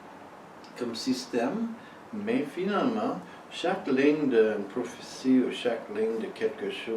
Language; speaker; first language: French; early bilingual, heritage; French